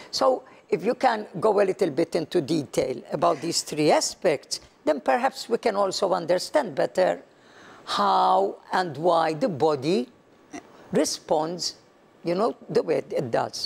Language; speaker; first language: English; non-native, local second language; Maltese